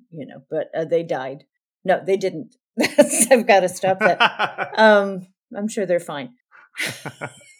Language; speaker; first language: English; native; English